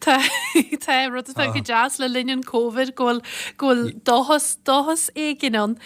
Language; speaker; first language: Irish; native; Irish